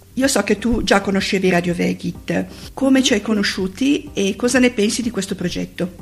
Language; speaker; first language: Italian; native; Italian